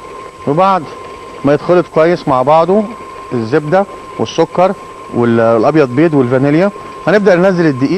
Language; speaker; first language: Arabic; native; Arabic